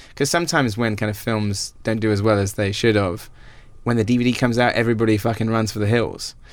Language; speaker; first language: English; native; English